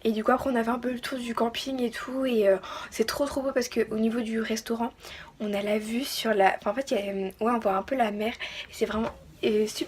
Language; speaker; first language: French; native; French